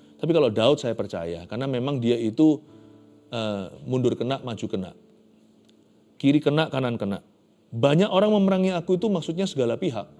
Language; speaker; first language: Indonesian; native; Indonesian